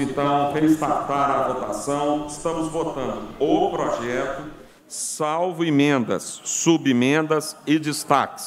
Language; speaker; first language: Portuguese; native; Portuguese